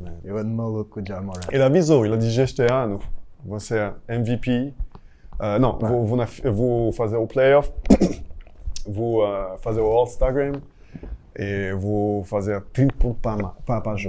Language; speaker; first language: Portuguese; non-native, fluent; French